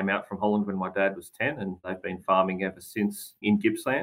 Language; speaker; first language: English; native; English